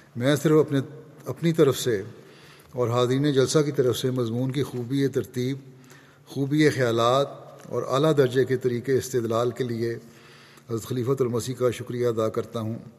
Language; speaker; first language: Urdu; native; Urdu